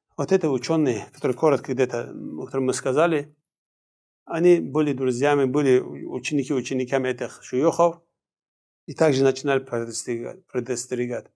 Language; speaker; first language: Russian; non-native, local second language; Kumyk